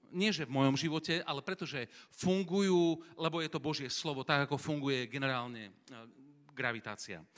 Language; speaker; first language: Slovak; native; Slovak